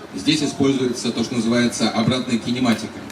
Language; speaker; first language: Russian; native; Russian